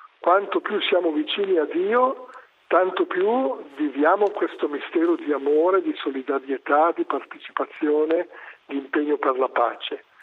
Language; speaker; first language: Italian; native; Italian